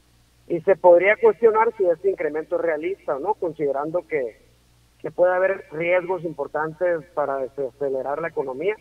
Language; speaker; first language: Spanish; native; Spanish